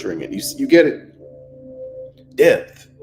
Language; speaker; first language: English; native; English